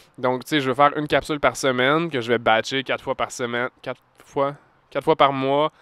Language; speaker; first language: French; native; French